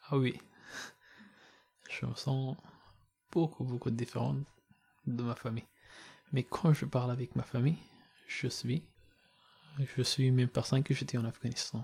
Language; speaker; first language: French; non-native, learner; Persian